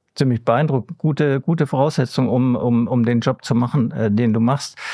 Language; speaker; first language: German; native; German